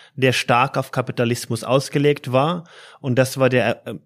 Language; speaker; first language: German; non-native, fluent; Norwegian